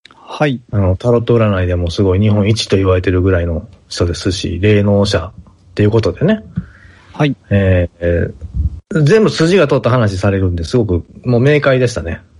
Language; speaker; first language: Japanese; native; Japanese